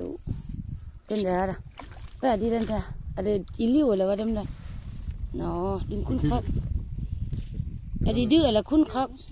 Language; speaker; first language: Danish; non-native, learner; Thai